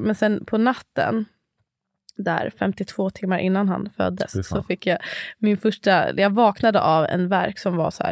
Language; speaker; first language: Swedish; native; Swedish